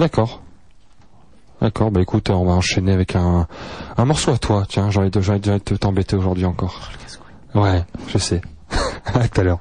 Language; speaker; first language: French; native; French